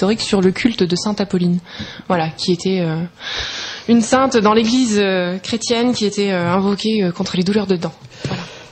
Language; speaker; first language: French; native; French